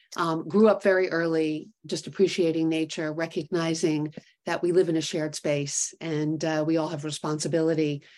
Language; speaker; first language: English; native; English